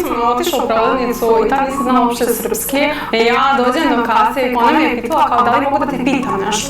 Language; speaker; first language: Serbian; non-native, fluent; English